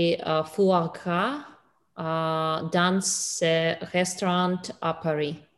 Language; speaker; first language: French; non-native, learner; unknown